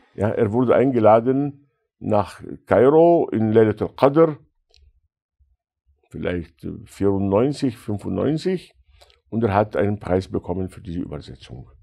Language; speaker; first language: German; non-native, fluent; Arabic